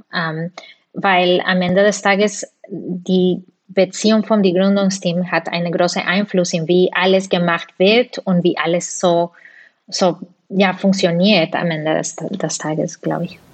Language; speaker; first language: German; non-native, fluent; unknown